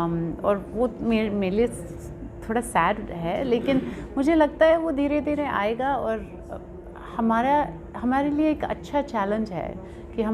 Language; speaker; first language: Hindi; non-native, local second language; French